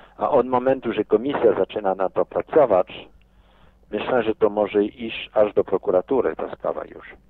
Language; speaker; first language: Polish; non-native, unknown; French